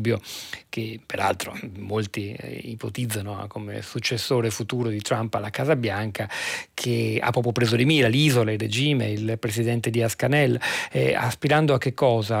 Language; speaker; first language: Italian; native; Italian